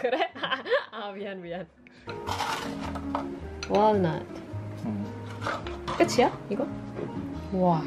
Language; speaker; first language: Korean; non-native, fluent; Indonesian